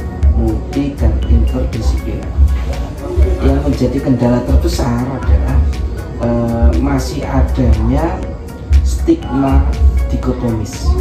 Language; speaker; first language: Indonesian; native; Indonesian